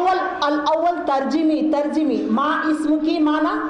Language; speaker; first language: Arabic; non-native, learner; Urdu